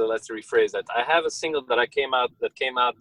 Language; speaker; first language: English; early bilingual, other home language; Yiddish